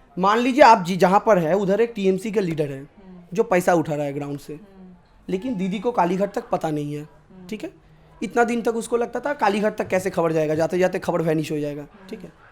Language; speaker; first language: Hindi; non-native, local second language; Bangla